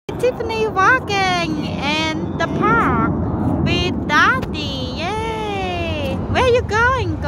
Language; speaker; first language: English; non-native, fluent; Vietnamese